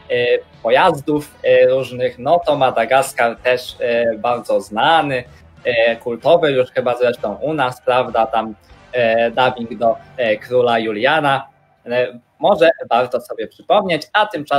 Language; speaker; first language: Polish; native; Polish